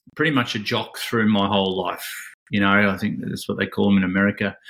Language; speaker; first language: English; native; English